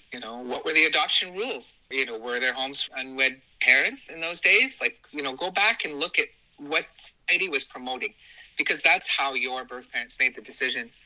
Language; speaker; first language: English; native; English